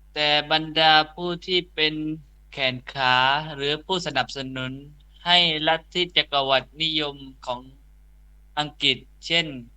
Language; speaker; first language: Thai; non-native, local second language; Pattani Malay